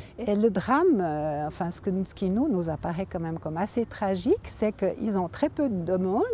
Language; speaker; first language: French; native; French